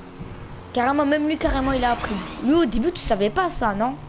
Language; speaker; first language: French; native; French